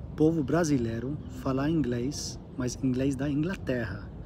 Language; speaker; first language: Portuguese; non-native, learner; English